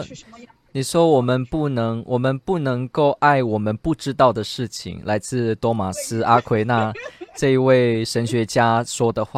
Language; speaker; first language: Chinese; native; Chinese